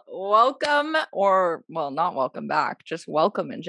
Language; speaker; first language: English; native; English